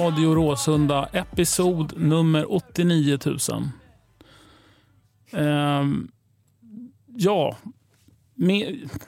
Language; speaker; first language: Swedish; native; Swedish